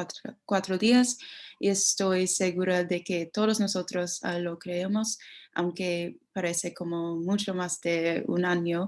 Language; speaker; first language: Spanish; non-native, learner; English